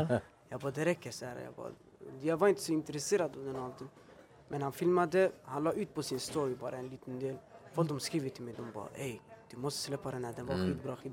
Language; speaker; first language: Swedish; early bilingual, other home language; Albanian